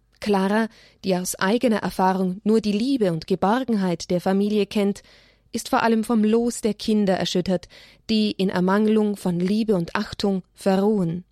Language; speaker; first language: German; native; German